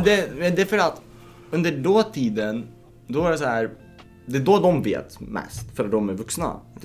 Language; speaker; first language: Swedish; native; Swedish